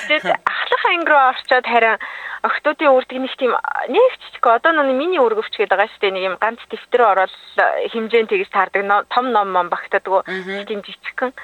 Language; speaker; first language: Mongolian; native; Mongolian